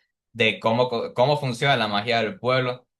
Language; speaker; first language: Spanish; native; Spanish